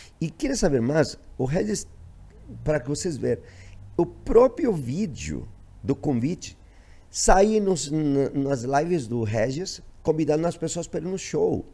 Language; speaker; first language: Portuguese; non-native, fluent; Spanish